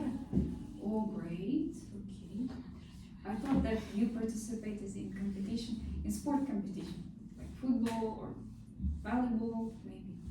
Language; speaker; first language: English; non-native, fluent; Kazakh